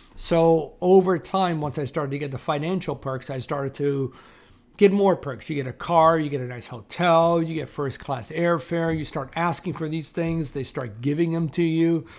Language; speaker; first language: English; native; English